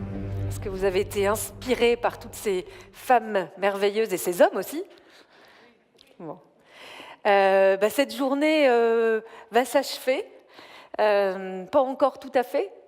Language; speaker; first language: French; native; French